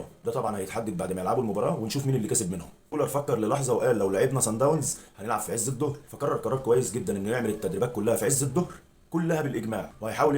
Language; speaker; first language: Arabic; native; Arabic